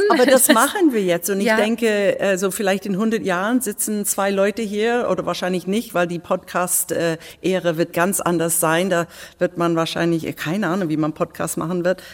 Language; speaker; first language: German; non-native, fluent; English